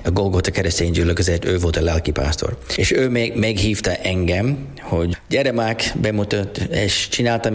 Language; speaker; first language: Hungarian; non-native, learner; English